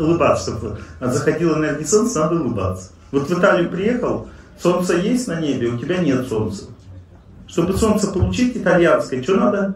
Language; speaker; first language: Russian; native; Russian